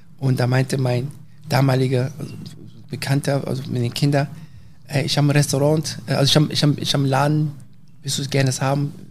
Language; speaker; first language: German; early bilingual, other home language; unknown